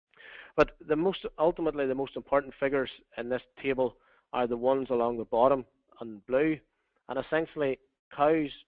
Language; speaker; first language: English; native; English